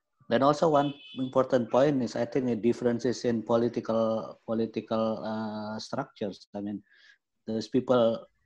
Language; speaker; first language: English; non-native, fluent; Indonesian